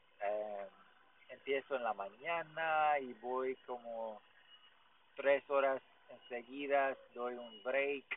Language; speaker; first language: Spanish; non-native, learner; English